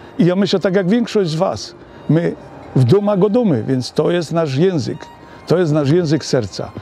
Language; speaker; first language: Polish; native; Polish